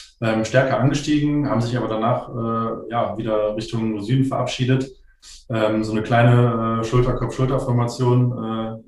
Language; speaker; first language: German; native; German